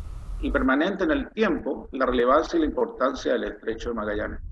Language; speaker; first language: Spanish; native; Spanish